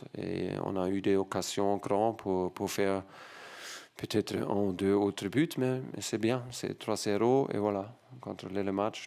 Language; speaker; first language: French; non-native, learner; German